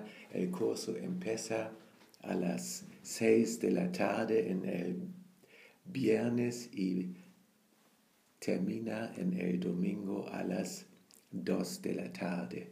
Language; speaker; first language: Spanish; non-native, learner; German